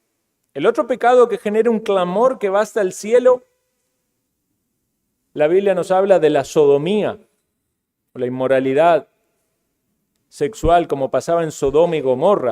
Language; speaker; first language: Spanish; native; Spanish